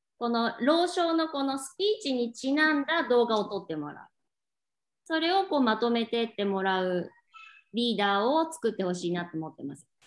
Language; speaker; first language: Japanese; native; Japanese